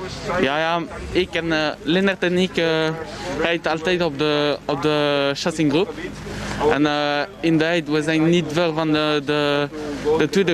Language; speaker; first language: Dutch; non-native, learner; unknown